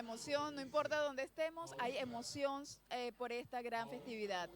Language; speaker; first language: Spanish; native; Spanish